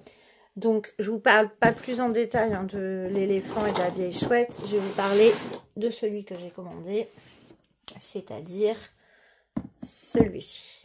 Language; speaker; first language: French; native; French